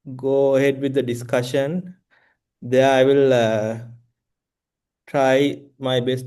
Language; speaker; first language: English; non-native, local second language; Sinhala